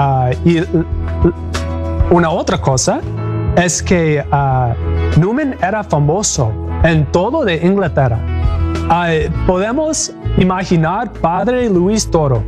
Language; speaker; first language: Spanish; non-native, learner; English